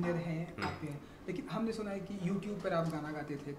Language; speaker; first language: Hindi; native; Hindi